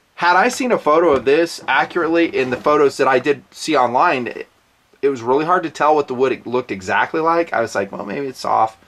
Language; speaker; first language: English; native; English